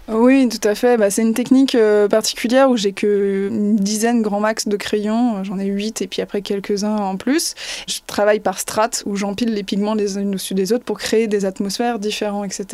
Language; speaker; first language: French; native; French